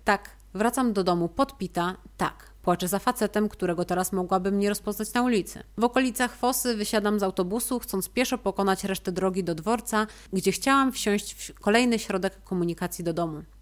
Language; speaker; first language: Polish; native; Polish